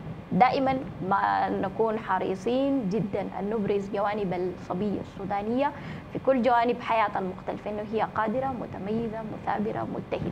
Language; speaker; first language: Arabic; native; Arabic